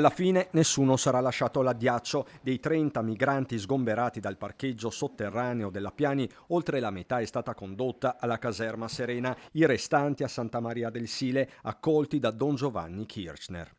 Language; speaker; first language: Italian; native; Italian